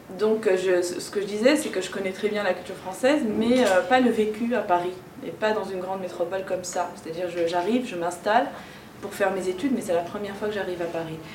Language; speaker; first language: French; non-native, local second language; Arabic